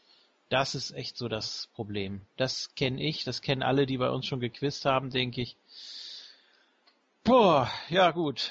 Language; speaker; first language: German; native; German